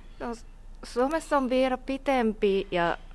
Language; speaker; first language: Finnish; non-native, learner; Japanese